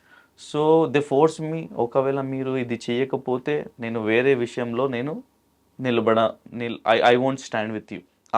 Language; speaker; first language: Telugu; non-native, local second language; Hindi